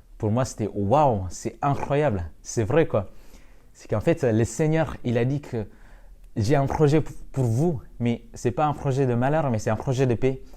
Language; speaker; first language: French; non-native, fluent; Indonesian